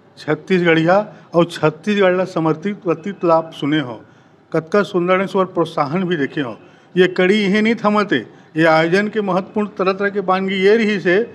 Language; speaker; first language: Hindi; native; Hindi